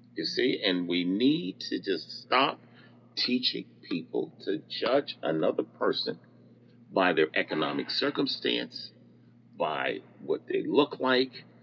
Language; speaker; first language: English; native; English